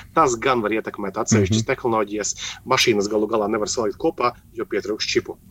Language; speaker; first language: Latvian; native; Latvian